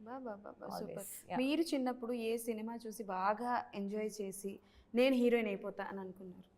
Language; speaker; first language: Telugu; native; Telugu